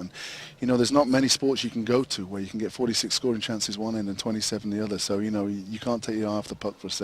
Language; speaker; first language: English; native; English